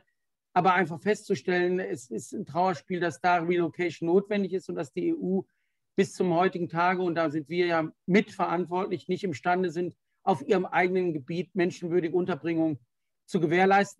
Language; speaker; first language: German; native; German